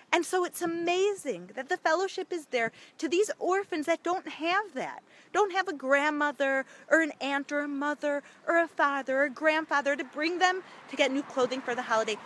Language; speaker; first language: English; native; English